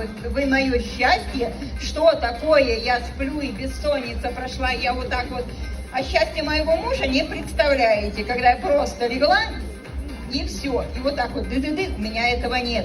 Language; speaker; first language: Russian; native; Russian